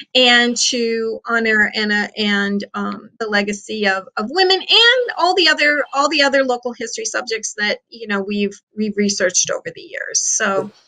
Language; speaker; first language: English; native; English